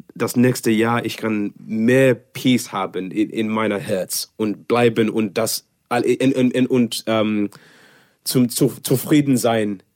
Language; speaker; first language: German; non-native, learner; English